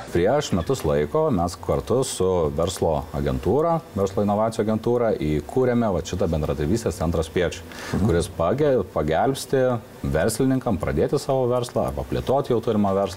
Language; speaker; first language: Lithuanian; native; Lithuanian